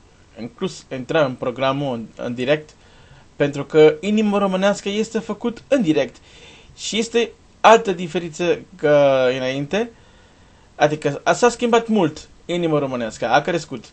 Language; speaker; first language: Romanian; non-native, learner; Portuguese